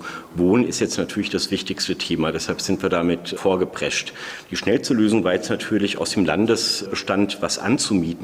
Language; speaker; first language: German; native; German